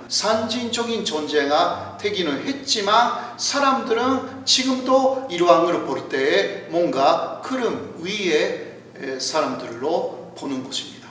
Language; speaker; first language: Korean; non-native, fluent; Japanese